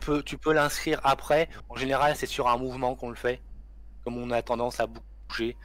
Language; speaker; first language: French; native; French